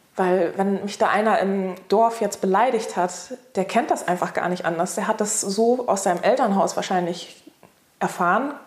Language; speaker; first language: German; native; German